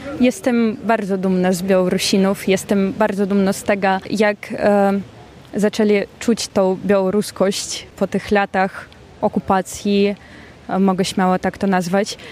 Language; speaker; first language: Polish; non-native, fluent; Russian